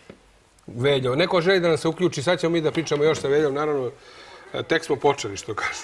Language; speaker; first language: Croatian; native; Croatian